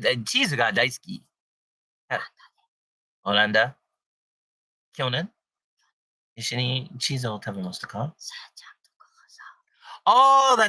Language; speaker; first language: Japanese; non-native, learner; English